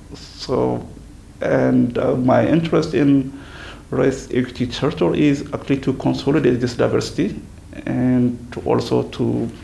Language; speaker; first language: English; non-native, fluent; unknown